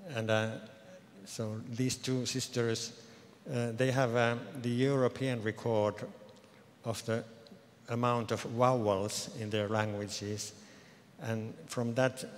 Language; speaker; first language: English; non-native, fluent; Finnish